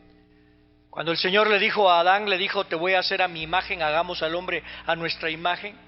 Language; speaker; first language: Spanish; native; Spanish